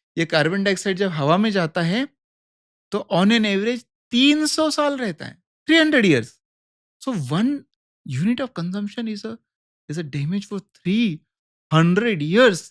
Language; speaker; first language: Hindi; native; Hindi